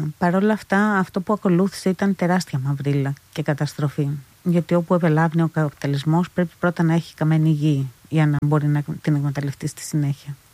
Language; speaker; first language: Greek; non-native, fluent; Albanian